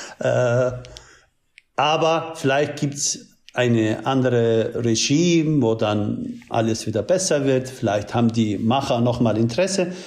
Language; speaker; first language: German; early bilingual, other home language; Turkish